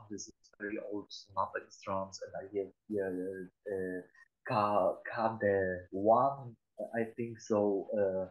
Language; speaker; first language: English; non-native, learner; Polish